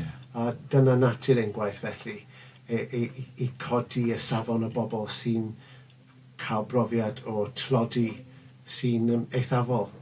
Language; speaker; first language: Welsh; non-native, local second language; English